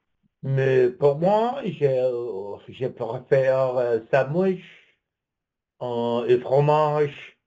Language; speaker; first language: French; non-native, learner; English